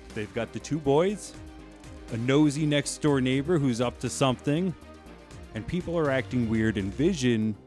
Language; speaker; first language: English; native; English